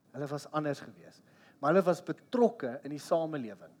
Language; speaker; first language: English; non-native, local second language; Afrikaans